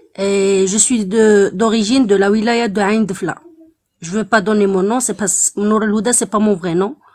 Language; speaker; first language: French; non-native, local second language; Arabic